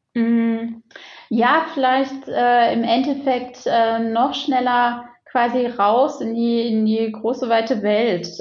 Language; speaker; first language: German; native; German